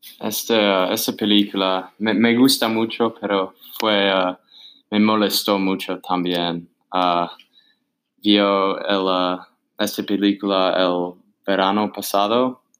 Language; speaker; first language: Spanish; non-native, learner; English